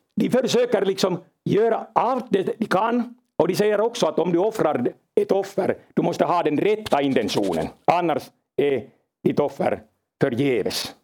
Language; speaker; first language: Swedish; non-native, local second language; Finnish